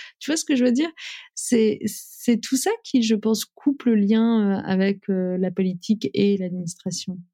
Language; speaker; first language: French; early bilingual, other home language; Riffian